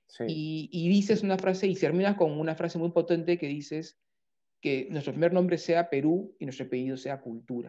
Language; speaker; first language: Spanish; native; Spanish